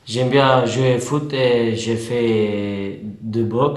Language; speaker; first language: French; non-native, learner; Albanian